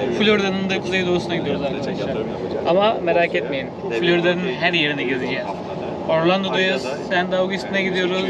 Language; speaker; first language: Turkish; early bilingual, heritage; Turkish